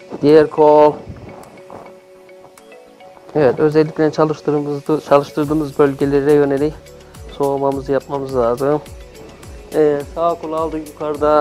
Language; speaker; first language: Turkish; native; Turkish